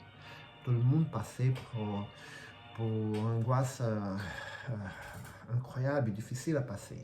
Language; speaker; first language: French; non-native, fluent; Portuguese